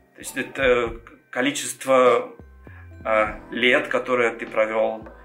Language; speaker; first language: Russian; non-native, local second language; Georgian